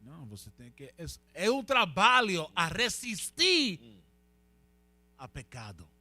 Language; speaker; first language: Portuguese; non-native, learner; Spanish